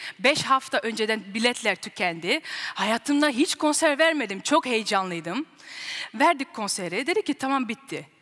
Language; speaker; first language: Turkish; early bilingual, heritage; Turkish